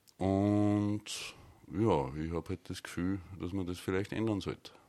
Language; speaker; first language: German; native; German